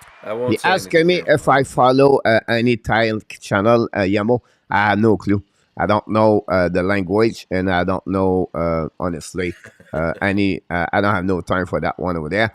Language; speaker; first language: English; non-native, local second language; French